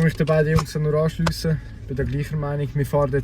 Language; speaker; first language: German; native; German